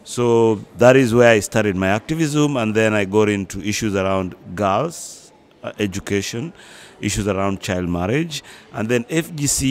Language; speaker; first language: English; non-native, local second language; Luo (Kenya and Tanzania)